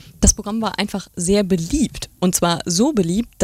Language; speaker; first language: German; native; German